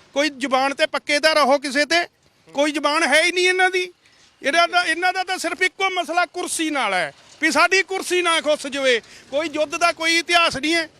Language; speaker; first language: Punjabi; native; Punjabi